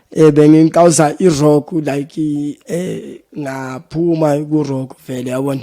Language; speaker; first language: Zulu; native; Zulu